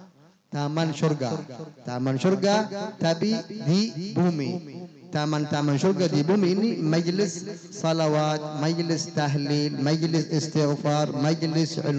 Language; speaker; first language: Indonesian; non-native, fluent; Arabic